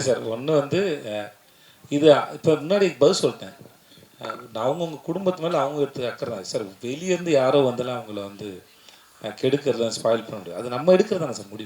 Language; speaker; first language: Tamil; native; Tamil